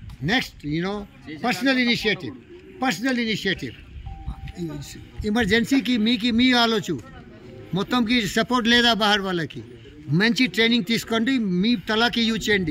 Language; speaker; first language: Telugu; non-native, learner; Hindi